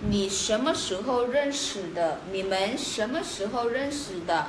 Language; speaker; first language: Chinese; non-native, fluent; Vietnamese